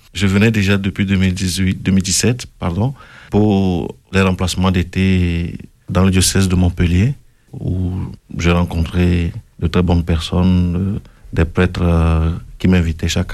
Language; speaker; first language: French; non-native, local second language; Ewe